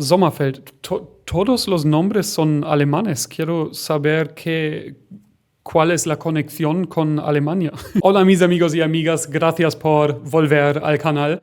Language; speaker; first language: Spanish; non-native, fluent; German